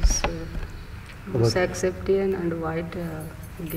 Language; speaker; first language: German; non-native, learner; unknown